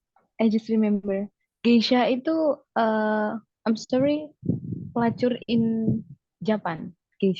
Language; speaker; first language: English; non-native, learner; Indonesian